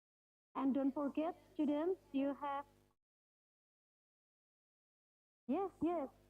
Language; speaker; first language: English; non-native, fluent; Indonesian